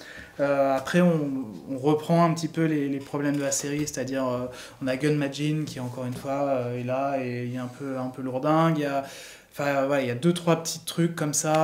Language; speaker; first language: French; native; French